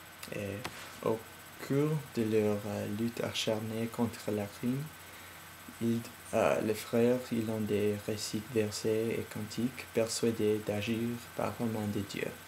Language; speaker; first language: French; non-native, learner; English